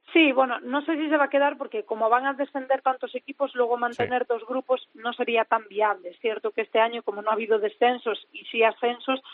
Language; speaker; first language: Spanish; native; Spanish